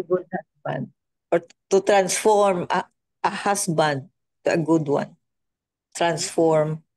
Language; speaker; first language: English; non-native, local second language; Filipino